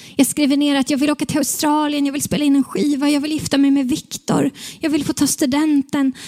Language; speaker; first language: Swedish; native; Swedish